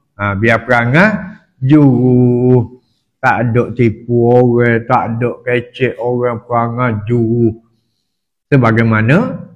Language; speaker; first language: Malay; native; Malay